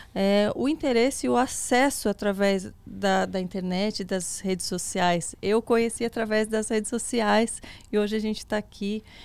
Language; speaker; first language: Portuguese; native; Portuguese